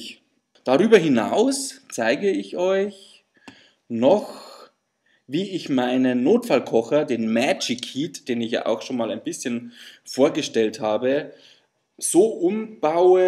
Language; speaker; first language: German; native; German